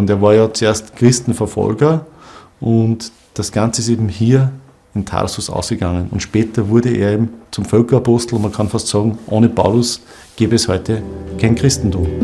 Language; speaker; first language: German; native; German